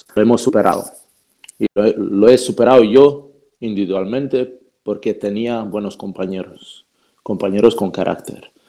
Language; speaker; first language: Spanish; non-native, fluent; Croatian